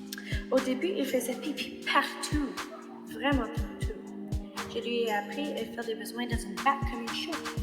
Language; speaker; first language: French; non-native, local second language; English